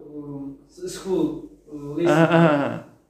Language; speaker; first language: English; non-native, learner; Turkmen